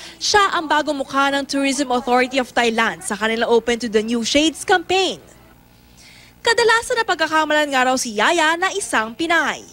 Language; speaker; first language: Filipino; native; Filipino